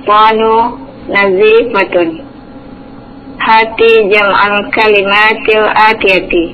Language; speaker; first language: Arabic; non-native, learner; Indonesian